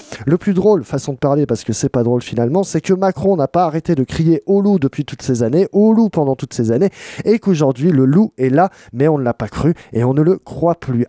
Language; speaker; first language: French; native; French